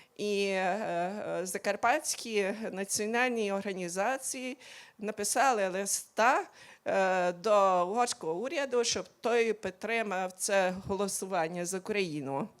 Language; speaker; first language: Ukrainian; non-native, local second language; Hungarian